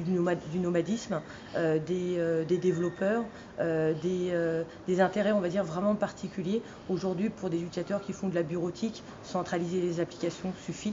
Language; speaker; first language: French; native; French